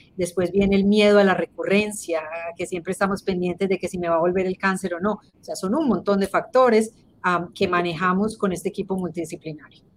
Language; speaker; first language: Spanish; native; Spanish